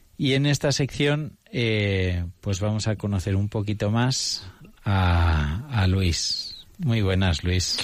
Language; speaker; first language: Spanish; native; Spanish